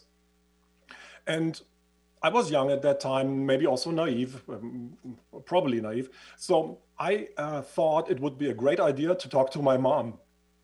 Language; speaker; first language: English; non-native, fluent; German